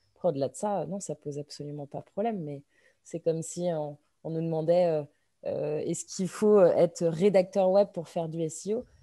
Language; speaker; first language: French; native; French